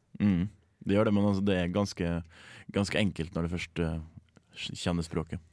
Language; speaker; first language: Norwegian; native; Norwegian